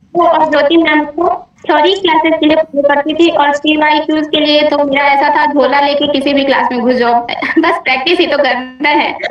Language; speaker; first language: Hindi; native; Hindi